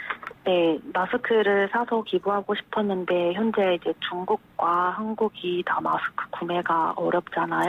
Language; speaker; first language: Korean; non-native, fluent; Chinese